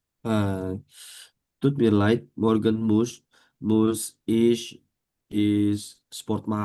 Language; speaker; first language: German; non-native, learner; Indonesian